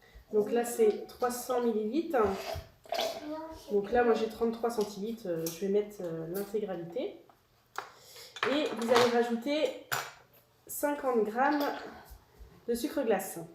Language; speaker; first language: French; native; French